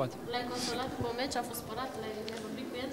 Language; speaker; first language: Romanian; native; Romanian